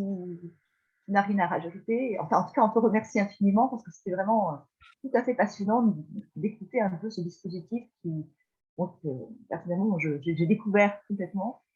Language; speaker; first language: French; native; French